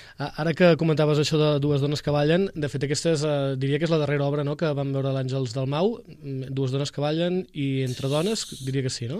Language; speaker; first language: Catalan; native; Catalan